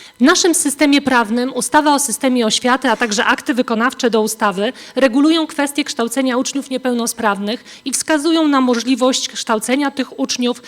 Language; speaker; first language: Polish; native; Polish